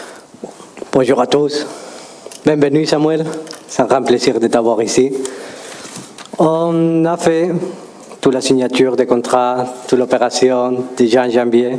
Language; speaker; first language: French; non-native, fluent; Spanish